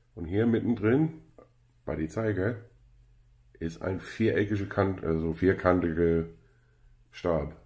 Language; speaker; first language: German; non-native, fluent; English